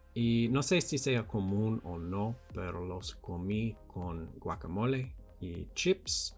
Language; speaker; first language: Spanish; non-native, learner; English